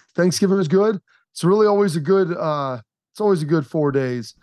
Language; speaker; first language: English; native; English